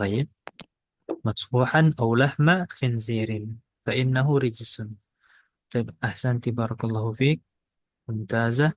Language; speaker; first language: Arabic; non-native, fluent; Indonesian